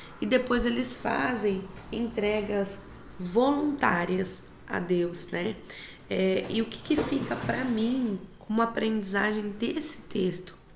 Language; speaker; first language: Portuguese; native; Portuguese